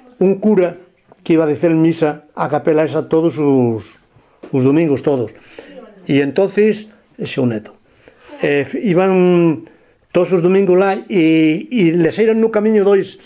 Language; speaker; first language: Galician; native; Galician